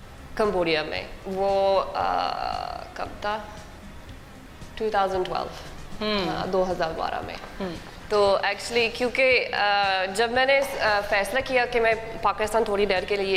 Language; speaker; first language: Hindi; non-native, learner; English